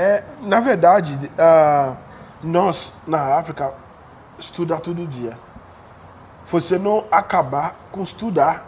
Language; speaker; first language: Portuguese; non-native, learner; Yoruba